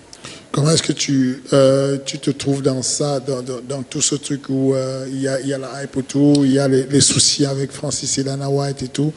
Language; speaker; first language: French; native; French